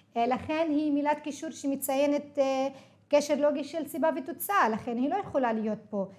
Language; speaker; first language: Hebrew; non-native, local second language; Arabic